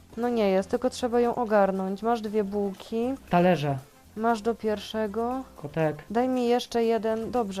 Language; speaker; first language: Polish; native; Polish